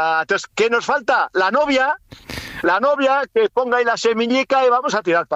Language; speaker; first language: Spanish; native; Spanish